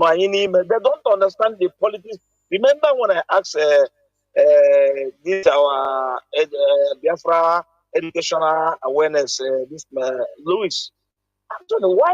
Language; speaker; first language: English; non-native, local second language; Igbo